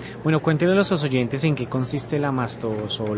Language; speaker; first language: Spanish; native; Spanish